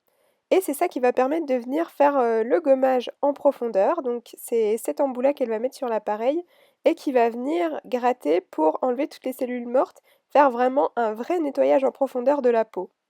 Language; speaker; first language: French; native; French